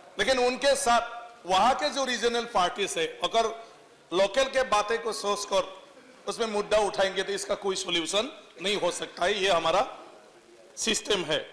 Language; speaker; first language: Hindi; non-native, local second language; Bodo